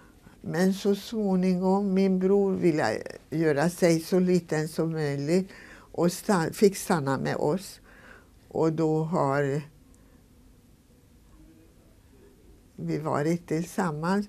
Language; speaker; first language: Swedish; non-native, fluent; Hungarian